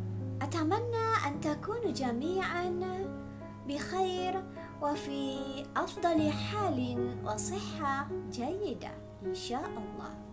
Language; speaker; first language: Arabic; non-native, fluent; Malay